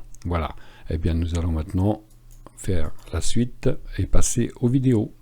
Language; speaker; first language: French; native; French